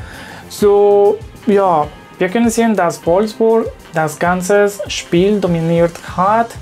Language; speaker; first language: German; non-native, learner; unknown